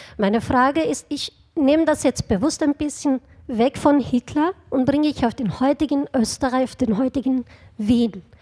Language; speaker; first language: German; non-native, fluent; Kurdish